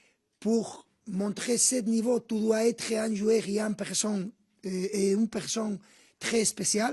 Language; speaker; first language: French; non-native, fluent; Spanish